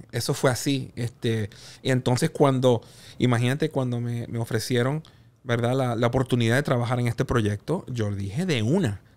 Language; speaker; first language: Spanish; native; Spanish